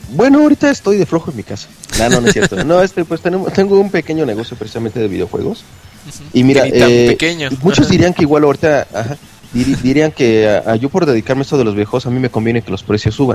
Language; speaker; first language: Spanish; native; Spanish